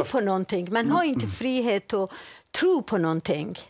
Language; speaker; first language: Swedish; non-native, fluent; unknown